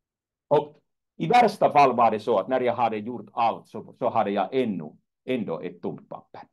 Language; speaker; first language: Swedish; non-native, fluent; Finnish